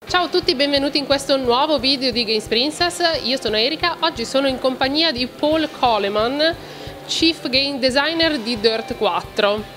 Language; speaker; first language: Italian; native; Italian